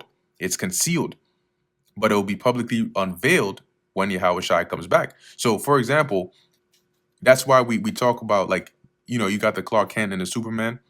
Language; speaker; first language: English; native; English